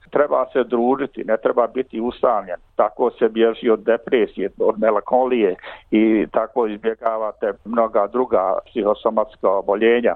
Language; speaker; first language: Bosnian; native; Bosnian